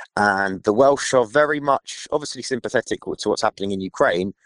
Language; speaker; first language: English; native; English